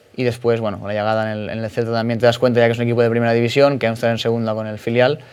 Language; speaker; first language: Spanish; native; Spanish